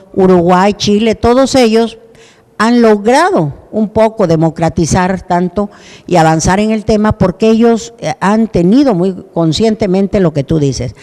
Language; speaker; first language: Spanish; native; Spanish